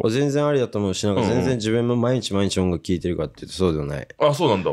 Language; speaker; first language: Japanese; native; Japanese